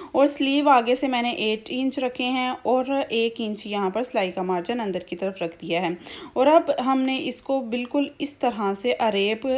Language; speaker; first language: Urdu; native; Urdu